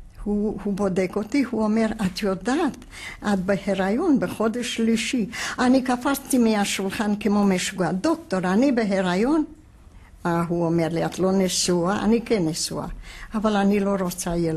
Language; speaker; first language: Hebrew; non-native, fluent; Hungarian